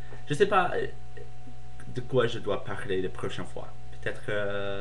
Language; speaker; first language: French; non-native, fluent; English